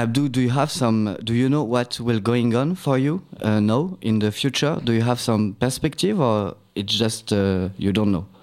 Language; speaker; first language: English; non-native, learner; French